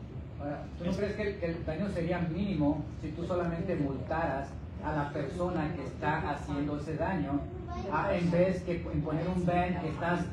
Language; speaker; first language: Spanish; native; Spanish